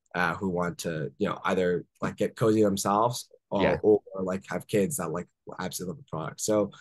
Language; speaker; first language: English; native; English